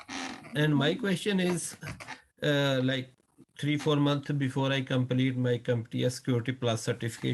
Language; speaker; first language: English; non-native, learner; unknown